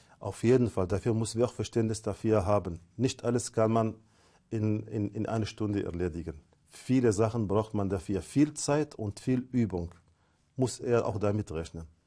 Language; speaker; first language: German; non-native, fluent; Arabic